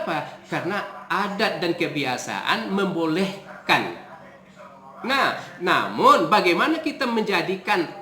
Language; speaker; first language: Indonesian; native; Indonesian